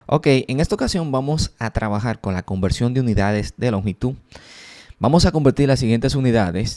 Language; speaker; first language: Spanish; native; Spanish